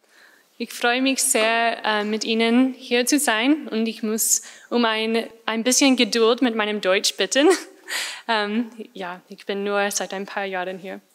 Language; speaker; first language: German; non-native, fluent; English